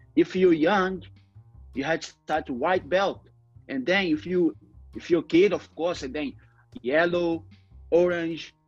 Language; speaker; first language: English; non-native, learner; Portuguese